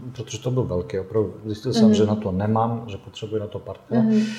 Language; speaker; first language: Czech; non-native, fluent; Bosnian